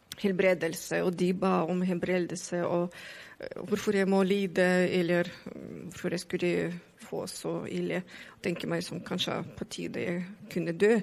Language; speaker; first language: Norwegian; non-native, learner; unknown